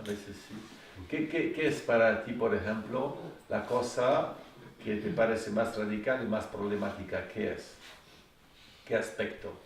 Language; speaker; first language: Spanish; non-native, fluent; French